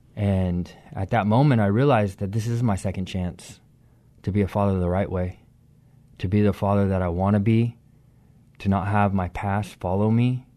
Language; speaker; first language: English; native; English